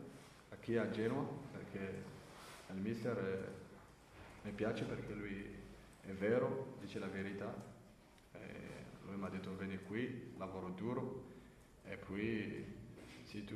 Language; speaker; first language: Italian; non-native, learner; French